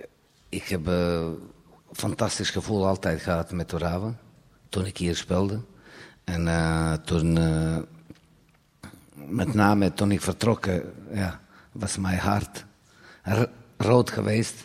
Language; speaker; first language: Dutch; non-native, fluent; Serbian